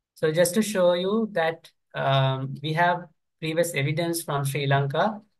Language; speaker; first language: English; non-native, local second language; Sinhala